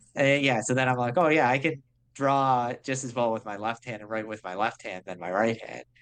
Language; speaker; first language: English; native; English